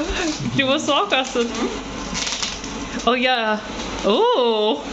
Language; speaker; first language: German; non-native, learner; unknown